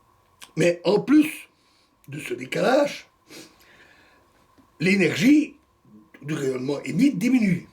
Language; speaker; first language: French; native; French